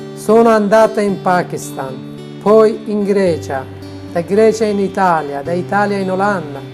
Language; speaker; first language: Italian; non-native, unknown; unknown